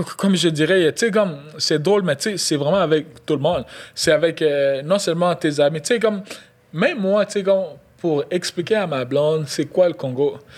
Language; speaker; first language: French; non-native, local second language; Lingala